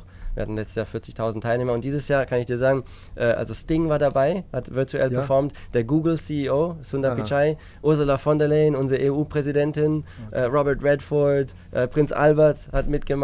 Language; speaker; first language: German; native; German